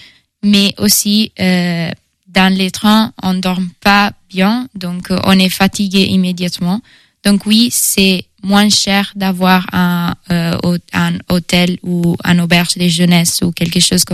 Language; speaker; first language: French; non-native, fluent; Italian